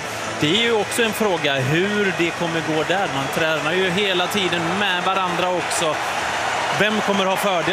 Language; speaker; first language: Swedish; native; Swedish